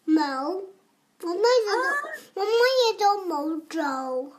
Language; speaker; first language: Chinese; early bilingual, heritage; Cantonese